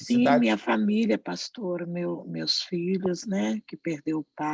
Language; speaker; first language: Portuguese; native; Portuguese